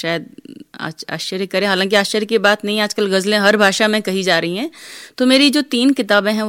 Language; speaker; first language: Hindi; non-native, local second language; Rajasthani